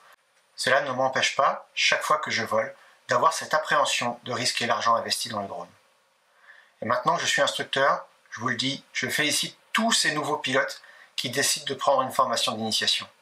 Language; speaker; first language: French; native; French